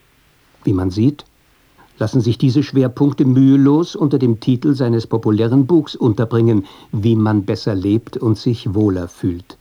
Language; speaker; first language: German; native; German